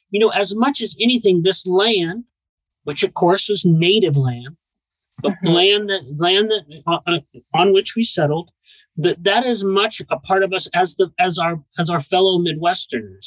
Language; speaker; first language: English; native; English